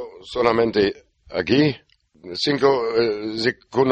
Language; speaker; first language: Spanish; non-native, learner; German